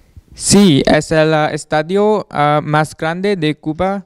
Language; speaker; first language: Spanish; non-native, learner; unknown